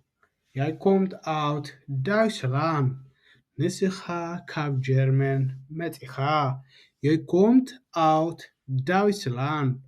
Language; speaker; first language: Dutch; non-native, learner; Tigrinya